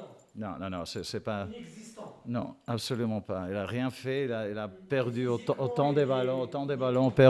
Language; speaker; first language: French; non-native, fluent; English